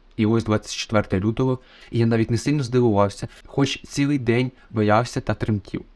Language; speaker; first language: Ukrainian; native; Ukrainian